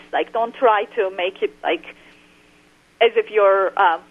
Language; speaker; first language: English; non-native, fluent; Turkish